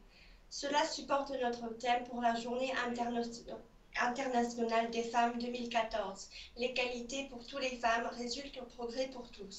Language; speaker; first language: French; non-native, learner; English